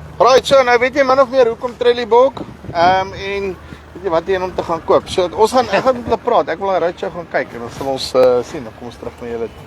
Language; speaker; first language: Afrikaans; native; Afrikaans